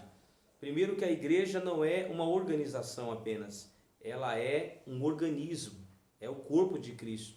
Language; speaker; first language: Portuguese; native; Portuguese